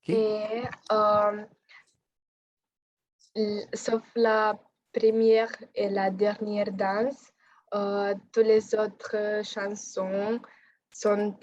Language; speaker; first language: French; non-native, fluent; Romanian